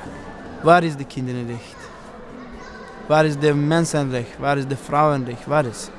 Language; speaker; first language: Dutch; non-native, learner; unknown